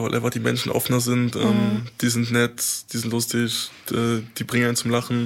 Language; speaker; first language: German; native; German